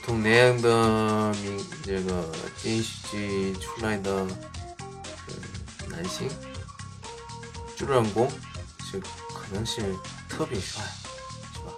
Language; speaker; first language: Chinese; non-native, learner; Korean